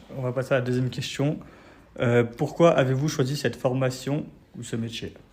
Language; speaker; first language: French; native; French